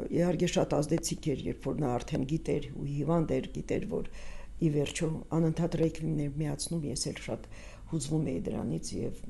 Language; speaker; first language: Armenian; native; Armenian